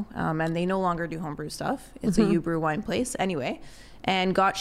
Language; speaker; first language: English; native; English